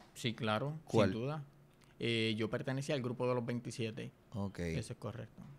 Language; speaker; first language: Spanish; native; Spanish